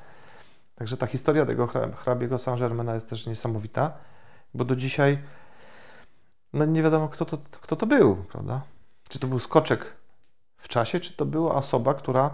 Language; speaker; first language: Polish; native; Polish